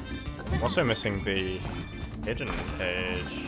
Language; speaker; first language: English; native; English